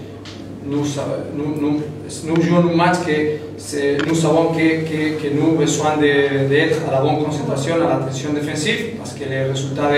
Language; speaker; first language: French; non-native, fluent; Spanish